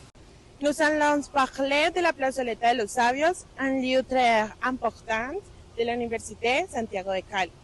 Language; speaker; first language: French; non-native, learner; Spanish